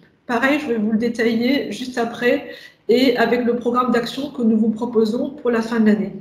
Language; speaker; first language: French; native; French